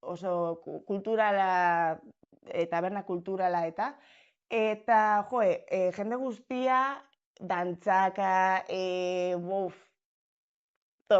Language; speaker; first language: Basque; non-native, local second language; Spanish